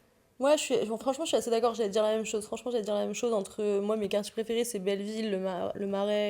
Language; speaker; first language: French; native; French